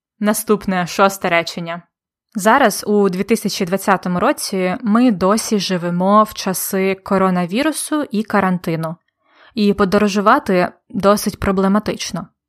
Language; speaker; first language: Ukrainian; native; Ukrainian